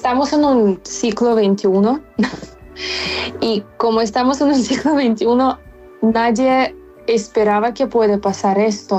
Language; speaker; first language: Spanish; non-native, fluent; Ukrainian